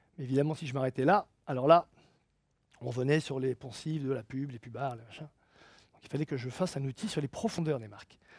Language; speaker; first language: French; native; French